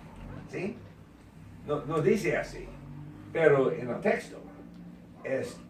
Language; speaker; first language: Spanish; non-native, learner; English